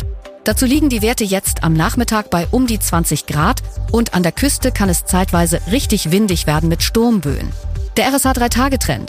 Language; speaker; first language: German; native; German